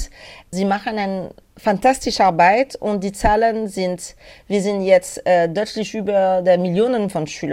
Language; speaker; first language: German; non-native, learner; French